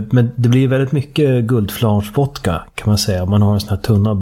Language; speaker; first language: Swedish; native; Swedish